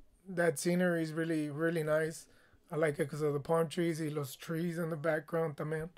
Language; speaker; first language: English; early bilingual, other home language; Spanish